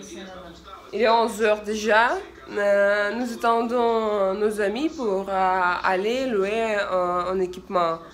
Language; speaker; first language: French; non-native, fluent; Russian